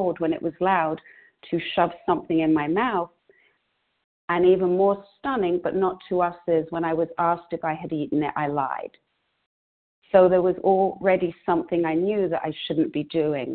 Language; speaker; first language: English; native; English